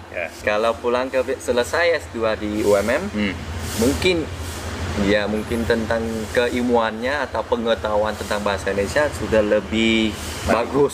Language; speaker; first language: Indonesian; non-native, fluent; Vietnamese